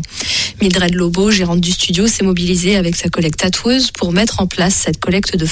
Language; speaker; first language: French; native; French